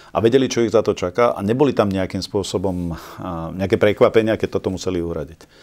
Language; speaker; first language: Slovak; native; Slovak